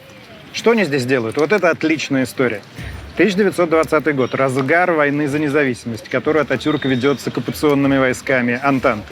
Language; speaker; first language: Russian; native; Russian